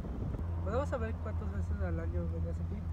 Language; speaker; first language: Spanish; non-native, learner; English